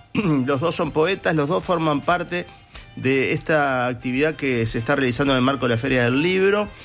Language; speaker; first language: Spanish; native; Spanish